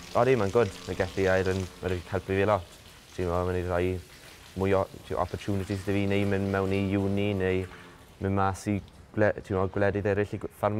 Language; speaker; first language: Welsh; native; Welsh